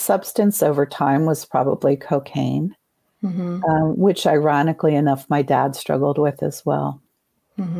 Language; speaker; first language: English; native; English